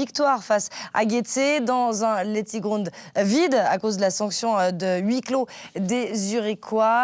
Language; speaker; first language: French; native; French